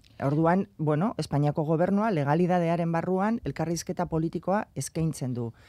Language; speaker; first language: Basque; non-native, local second language; Spanish